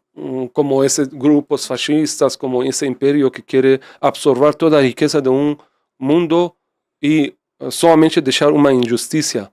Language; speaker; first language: Portuguese; non-native, fluent; Persian